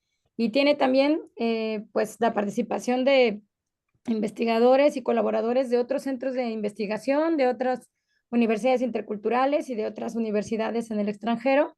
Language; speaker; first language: Spanish; native; Spanish